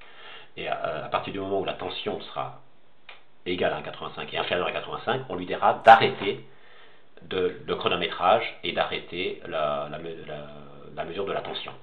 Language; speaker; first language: French; native; French